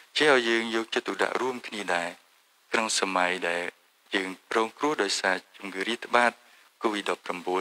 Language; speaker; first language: Khmer; native; Khmer